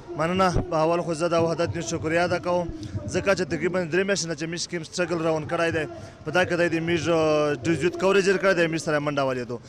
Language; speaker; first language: Pashto; native; Pashto